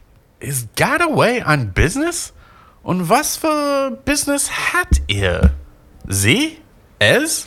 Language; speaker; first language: German; non-native, fluent; English